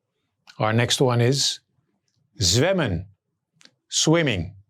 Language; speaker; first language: English; non-native, fluent; Dutch